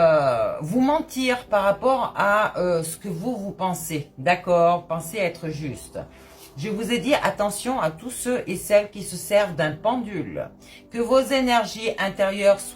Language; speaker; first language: French; native; French